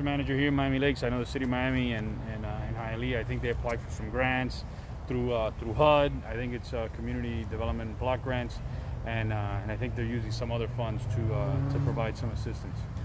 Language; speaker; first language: English; early bilingual, other home language; Spanish